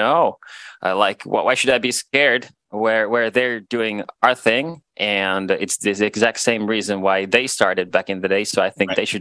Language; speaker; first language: English; non-native, fluent; Swedish